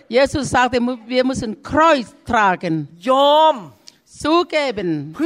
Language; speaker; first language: German; non-native, learner; Thai